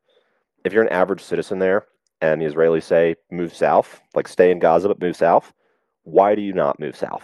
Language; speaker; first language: English; native; English